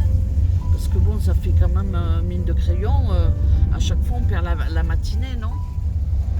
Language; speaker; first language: French; native; French